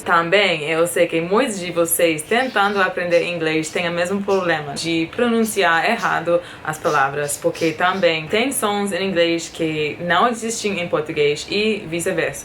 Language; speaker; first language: Portuguese; non-native, fluent; English